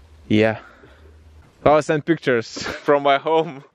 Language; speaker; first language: English; non-native, learner; Lithuanian